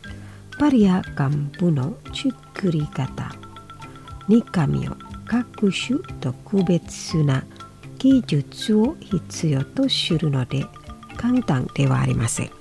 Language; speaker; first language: Japanese; non-native, fluent; Indonesian